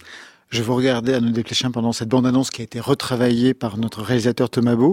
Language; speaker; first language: French; native; French